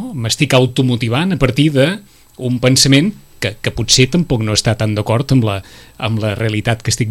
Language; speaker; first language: Catalan; native; Catalan